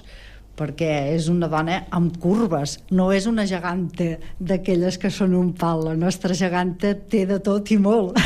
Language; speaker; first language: Catalan; native; Catalan